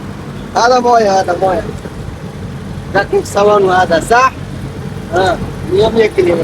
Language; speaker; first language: Arabic; non-native, local second language; Bangla